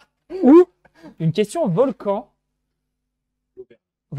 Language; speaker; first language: French; native; French